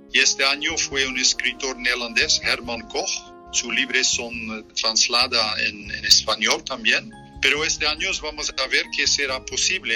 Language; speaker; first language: Spanish; non-native, fluent; Dutch